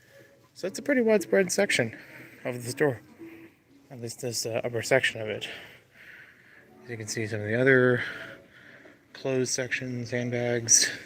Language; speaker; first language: English; native; English